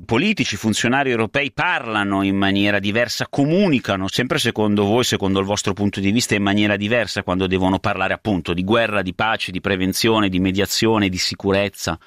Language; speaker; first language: Italian; native; Italian